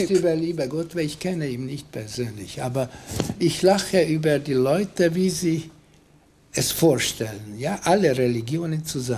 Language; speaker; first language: German; non-native, fluent; Hungarian